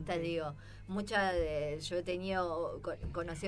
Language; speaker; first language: Spanish; native; Spanish